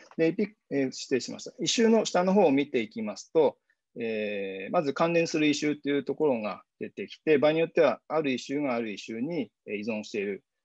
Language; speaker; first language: Japanese; native; Japanese